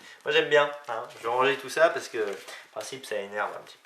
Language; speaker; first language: French; native; French